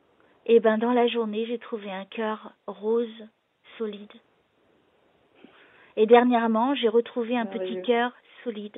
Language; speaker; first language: French; native; French